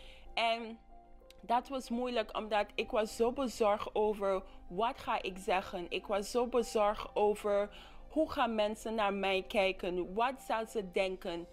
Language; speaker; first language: Dutch; non-native, local second language; English